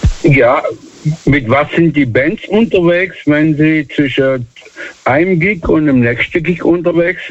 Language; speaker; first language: German; native; German